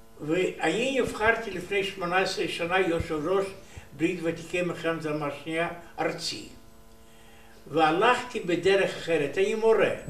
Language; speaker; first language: Hebrew; non-native, learner; Romanian